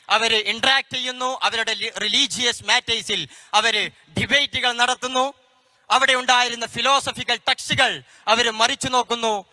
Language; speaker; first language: Malayalam; native; Malayalam